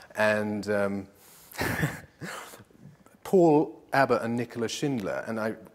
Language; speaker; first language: English; native; English